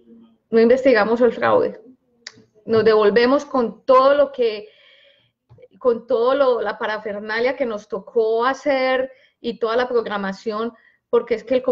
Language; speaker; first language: Spanish; native; Spanish